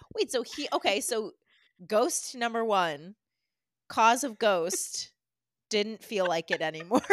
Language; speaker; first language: English; native; English